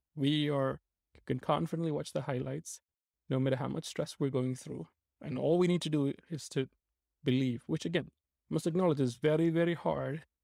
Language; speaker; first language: English; non-native, local second language; Malayalam